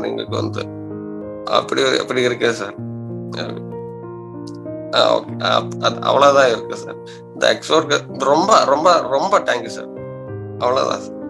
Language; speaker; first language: Tamil; non-native, learner; Malayalam